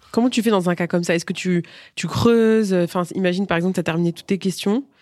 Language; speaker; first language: French; early bilingual, other home language; Bambara